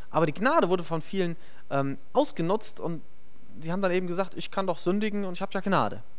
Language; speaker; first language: German; native; German